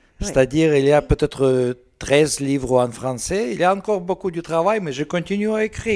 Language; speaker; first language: French; non-native, learner; Russian